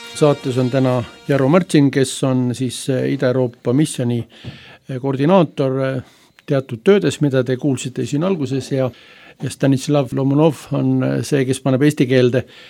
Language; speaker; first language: Estonian; native; Estonian